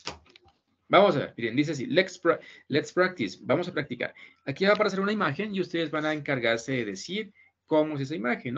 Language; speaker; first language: Spanish; native; Spanish